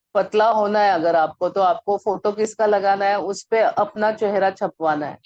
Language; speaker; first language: Hindi; non-native, local second language; Marathi